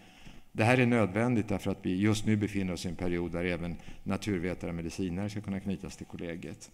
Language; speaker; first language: Swedish; native; Swedish